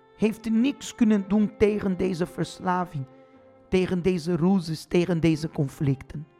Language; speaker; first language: Dutch; non-native, fluent; Portuguese